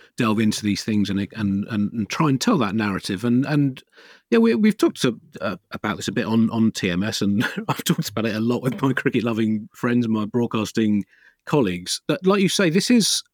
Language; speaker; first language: English; native; English